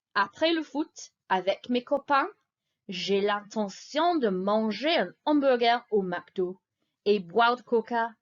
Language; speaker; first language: French; non-native, fluent; English